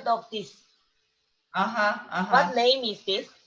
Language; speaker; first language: English; non-native, learner; Korean